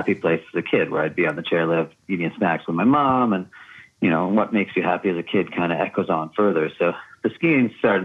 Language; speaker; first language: English; native; English